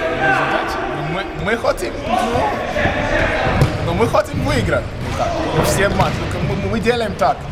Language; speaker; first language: Russian; non-native, learner; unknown